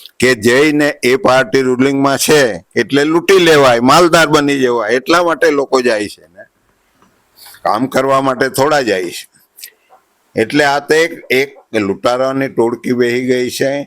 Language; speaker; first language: Gujarati; non-native, local second language; Vasavi